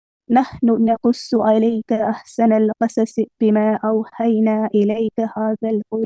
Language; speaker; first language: Arabic; non-native, learner; Urdu